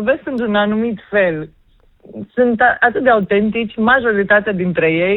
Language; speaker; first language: Romanian; native; Romanian